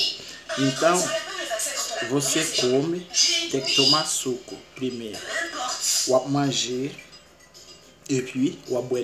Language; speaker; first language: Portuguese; non-native, learner; Haitian Creole